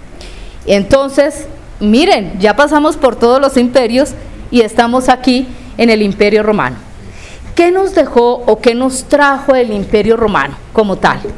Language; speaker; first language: Spanish; native; Spanish